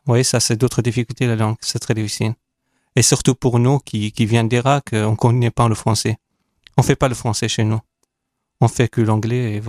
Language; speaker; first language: French; non-native, fluent; Arabic